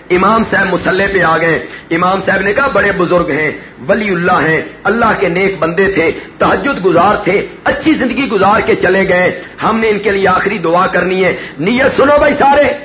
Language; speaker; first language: Urdu; non-native, local second language; Punjabi